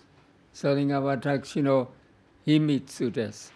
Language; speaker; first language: Japanese; non-native, fluent; English